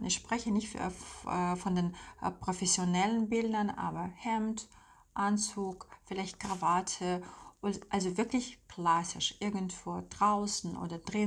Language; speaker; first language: German; non-native, fluent; Russian